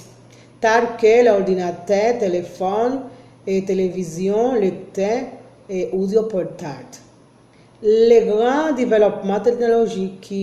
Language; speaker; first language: French; non-native, learner; Spanish